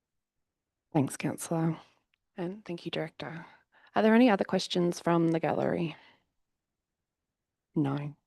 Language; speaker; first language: English; native; English